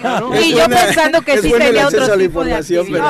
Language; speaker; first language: Spanish; native; Spanish